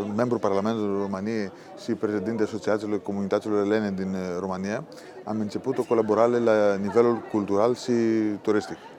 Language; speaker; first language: Romanian; non-native, fluent; Greek